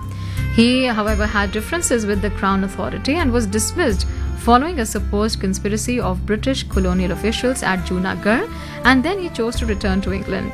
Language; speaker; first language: English; non-native, local second language; Hindi